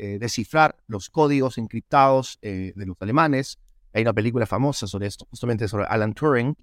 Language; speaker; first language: Spanish; native; Spanish